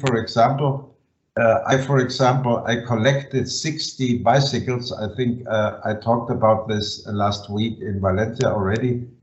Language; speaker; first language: English; non-native, fluent; German